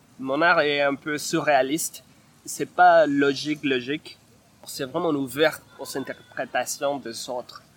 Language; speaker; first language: French; non-native, fluent; Spanish